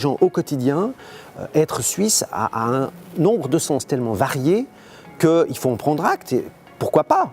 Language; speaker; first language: French; native; French